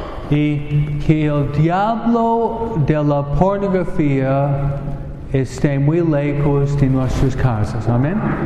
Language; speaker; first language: Spanish; native; Spanish